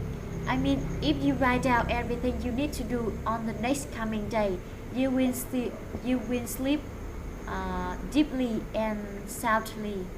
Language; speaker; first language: English; non-native, fluent; Vietnamese